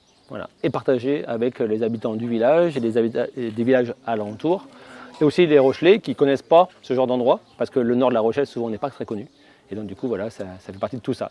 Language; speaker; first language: French; native; French